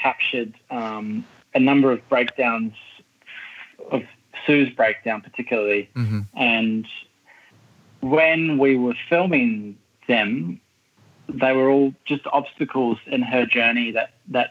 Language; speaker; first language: English; native; English